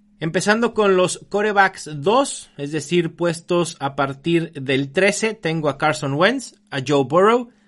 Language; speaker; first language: Spanish; native; Spanish